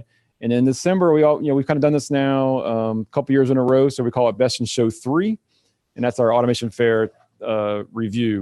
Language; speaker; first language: English; native; English